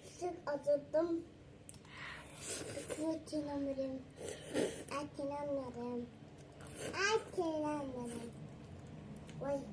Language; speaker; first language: Turkish; early bilingual, other home language; Persian